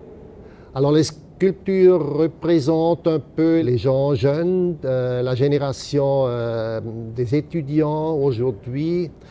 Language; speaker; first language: French; non-native, local second language; German